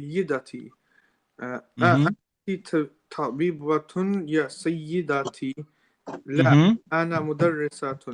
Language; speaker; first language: Arabic; non-native, learner; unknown